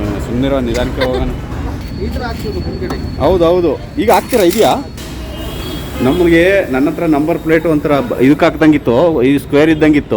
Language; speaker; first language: Kannada; native; Kannada